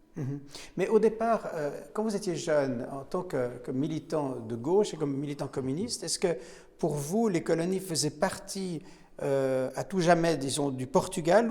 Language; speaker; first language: French; native; French